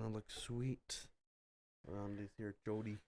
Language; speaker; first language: English; native; English